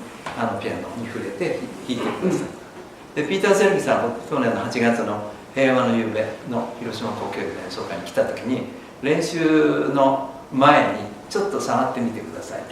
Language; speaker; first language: Japanese; native; Japanese